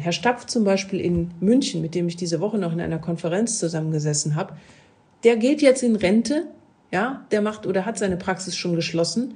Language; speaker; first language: German; native; German